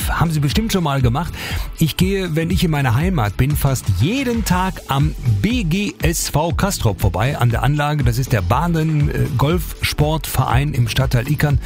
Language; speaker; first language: German; native; German